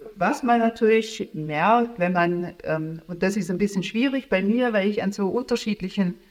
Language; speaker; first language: German; native; German